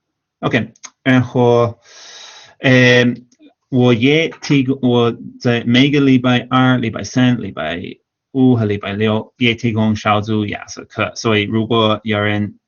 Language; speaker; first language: Chinese; non-native, fluent; English